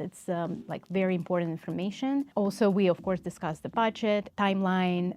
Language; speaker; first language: English; non-native, fluent; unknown